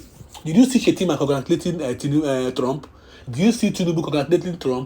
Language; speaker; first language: English; non-native, local second language; Igbo